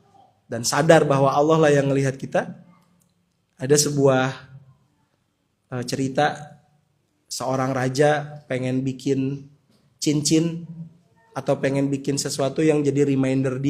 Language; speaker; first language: Indonesian; native; Indonesian